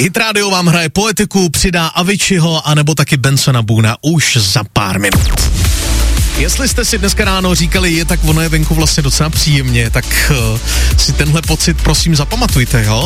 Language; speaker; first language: Czech; native; Czech